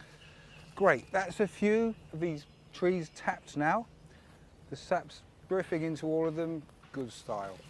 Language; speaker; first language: English; native; English